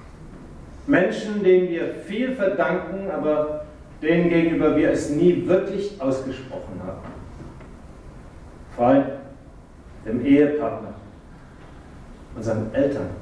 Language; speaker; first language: German; native; German